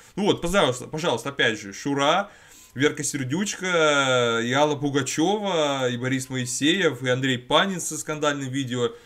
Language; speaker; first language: Russian; native; Russian